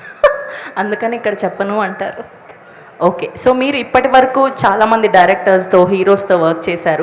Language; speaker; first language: Telugu; native; Telugu